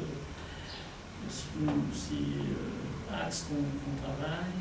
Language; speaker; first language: French; non-native, fluent; Arabic